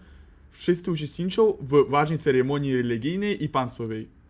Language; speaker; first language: Polish; non-native, learner; Russian